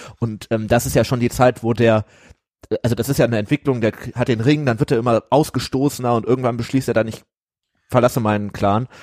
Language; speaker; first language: German; native; German